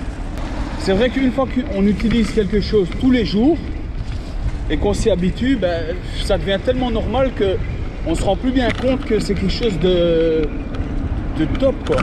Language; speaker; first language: French; native; French